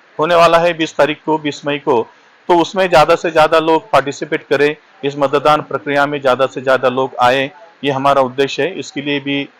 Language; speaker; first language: Hindi; non-native, local second language; Marathi